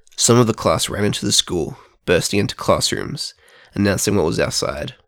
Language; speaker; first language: English; native; English